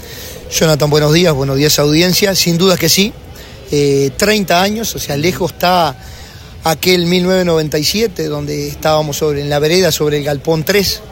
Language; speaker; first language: Spanish; native; Spanish